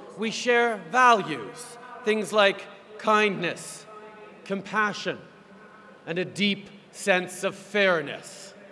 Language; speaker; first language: English; native; English